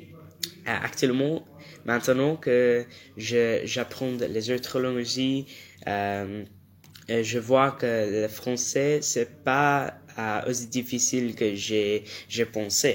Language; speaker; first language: French; non-native, learner; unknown